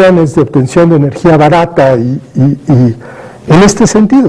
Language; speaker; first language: Spanish; native; Spanish